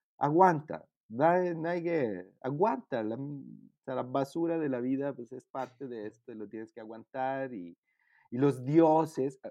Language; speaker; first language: Spanish; non-native, fluent; Italian